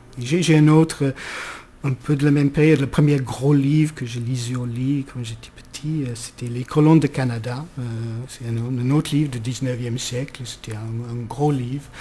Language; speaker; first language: French; non-native, fluent; English